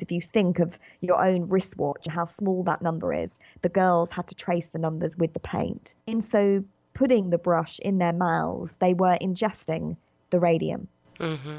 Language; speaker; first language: English; native; English